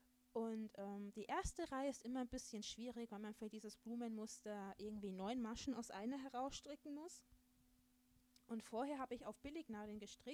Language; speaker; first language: German; native; German